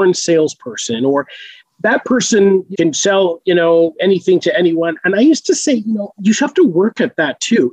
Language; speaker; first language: English; native; English